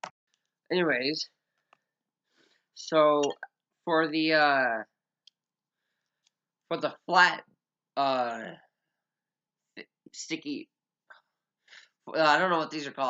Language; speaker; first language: English; native; English